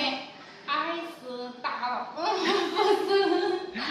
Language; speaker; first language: Chinese; non-native, learner; Nepali